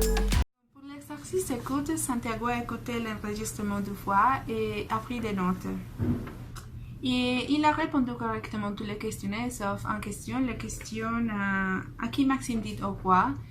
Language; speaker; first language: French; non-native, fluent; Spanish